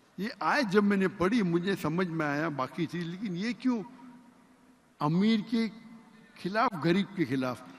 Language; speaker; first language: Urdu; non-native, local second language; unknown